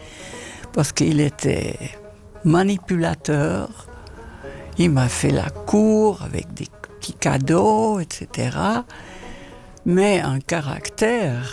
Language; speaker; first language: French; non-native, fluent; Dutch